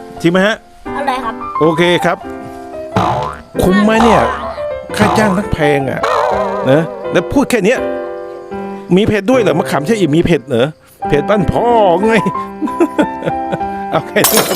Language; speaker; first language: Thai; native; Thai